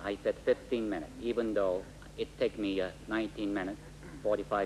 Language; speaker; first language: English; non-native, local second language; Korean